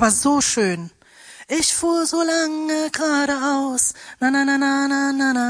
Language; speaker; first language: German; native; German